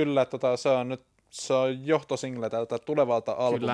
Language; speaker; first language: Finnish; native; Finnish